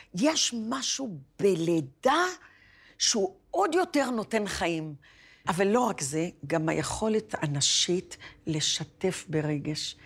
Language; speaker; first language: Hebrew; early bilingual, other home language; Arabic